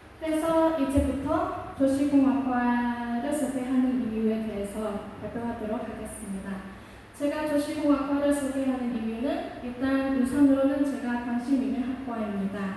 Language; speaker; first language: Korean; non-native, local second language; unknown